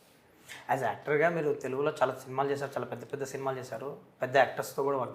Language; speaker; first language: Telugu; native; Telugu